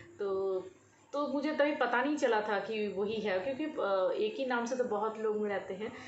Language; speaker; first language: Hindi; non-native, local second language; Bangla